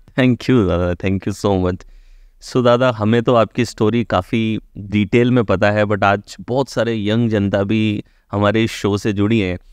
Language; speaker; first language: Hindi; native; Hindi